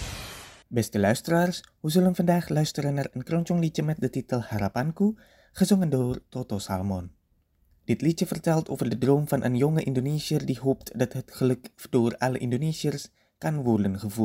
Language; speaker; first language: Dutch; non-native, fluent; Indonesian